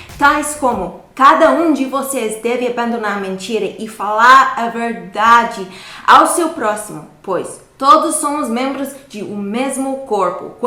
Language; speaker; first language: Portuguese; non-native, fluent; English